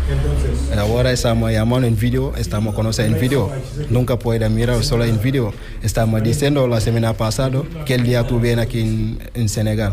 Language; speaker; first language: Spanish; non-native, learner; Wolof